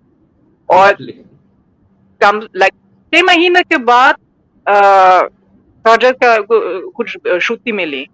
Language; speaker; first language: Hindi; non-native, fluent; German